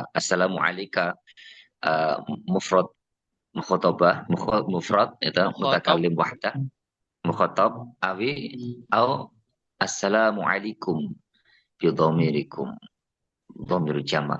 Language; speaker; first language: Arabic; non-native, learner; Indonesian